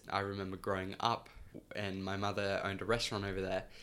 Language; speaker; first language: English; early bilingual, other home language; Spanish